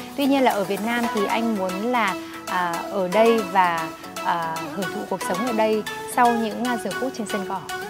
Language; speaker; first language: Vietnamese; native; Vietnamese